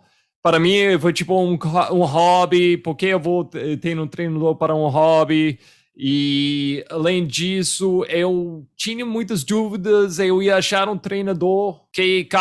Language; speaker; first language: Portuguese; non-native, fluent; English